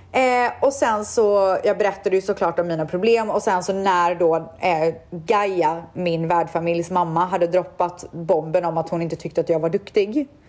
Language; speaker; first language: Swedish; native; Swedish